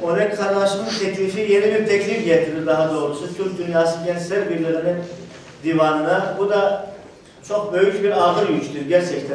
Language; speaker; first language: Turkish; native; Turkish